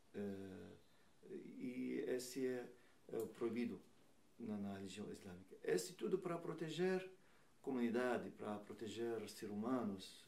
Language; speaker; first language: Portuguese; non-native, learner; Arabic